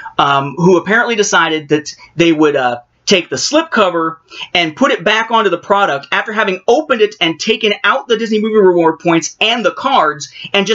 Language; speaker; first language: English; native; English